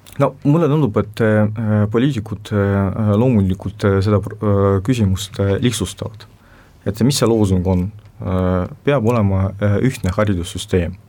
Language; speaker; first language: Estonian; non-native, local second language; Russian